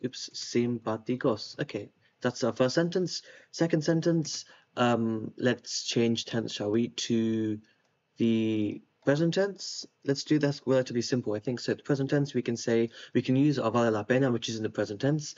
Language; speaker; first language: English; native; English